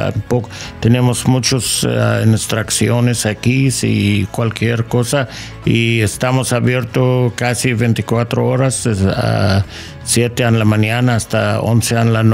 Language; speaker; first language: Spanish; non-native, learner; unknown